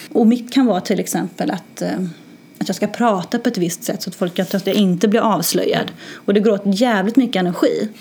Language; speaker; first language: Swedish; early bilingual, other home language; Arabic